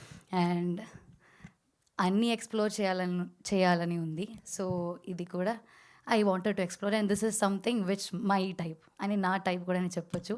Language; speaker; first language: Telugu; non-native, learner; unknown